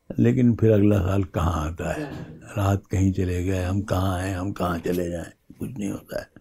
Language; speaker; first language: Hindi; native; Hindi